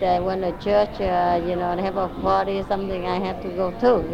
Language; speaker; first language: English; non-native, learner; Vietnamese